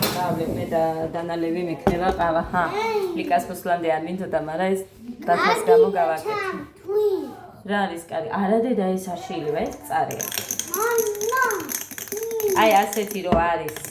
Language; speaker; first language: Georgian; native; Georgian